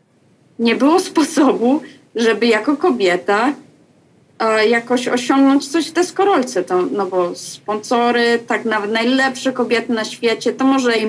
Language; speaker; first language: Polish; early bilingual, heritage; Polish